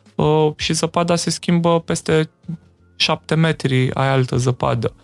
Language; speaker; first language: Romanian; native; Romanian